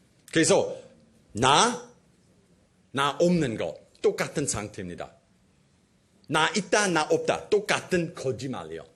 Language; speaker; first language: Korean; non-native, fluent; English